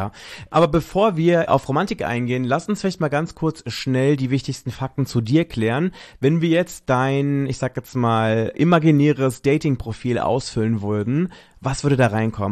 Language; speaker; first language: German; native; German